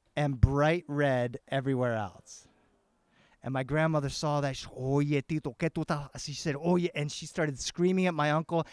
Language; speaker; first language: English; early bilingual, other home language; Spanish